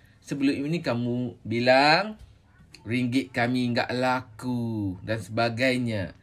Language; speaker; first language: Malay; native; Malay